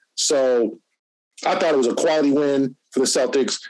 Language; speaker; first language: English; native; English